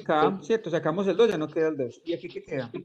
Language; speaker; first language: Spanish; native; Spanish